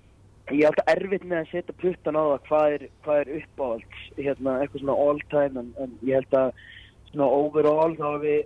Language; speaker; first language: Icelandic; native; Icelandic